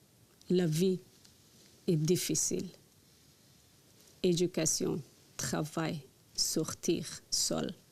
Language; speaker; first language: French; non-native, learner; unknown